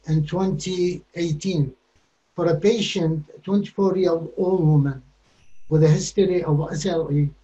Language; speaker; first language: English; non-native, fluent; Arabic